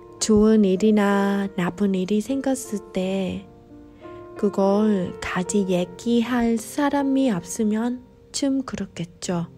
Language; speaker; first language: Korean; non-native, fluent; Vietnamese